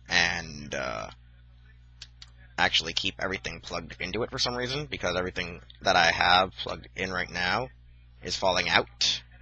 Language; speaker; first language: English; native; English